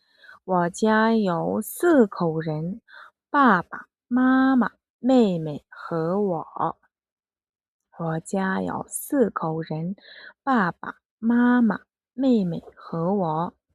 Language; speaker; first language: Chinese; non-native, fluent; Mongolian